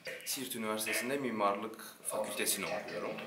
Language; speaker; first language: Turkish; non-native, learner; Arabic